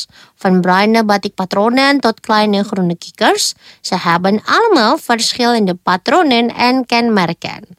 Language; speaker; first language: Dutch; non-native, fluent; Indonesian